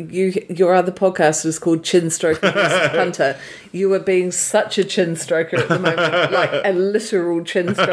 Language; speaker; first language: English; native; English